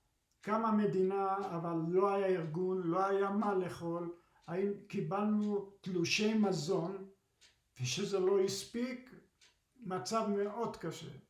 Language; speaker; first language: Hebrew; early bilingual, other home language; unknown